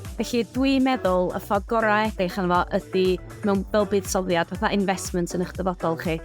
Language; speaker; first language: Welsh; native; Welsh